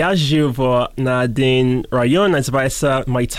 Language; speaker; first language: Russian; non-native, learner; English